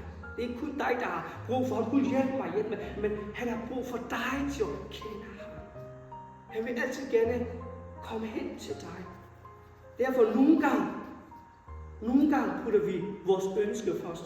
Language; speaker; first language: Danish; non-native, fluent; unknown